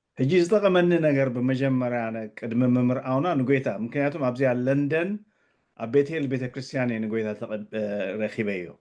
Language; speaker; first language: Tigrinya; native; Tigrinya